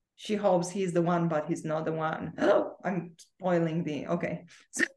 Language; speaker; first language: English; non-native, fluent; Romanian